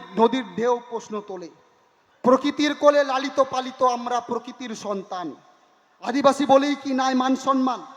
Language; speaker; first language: Bangla; non-native, local second language; Santali